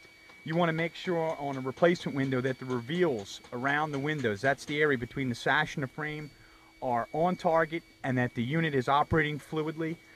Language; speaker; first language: English; native; English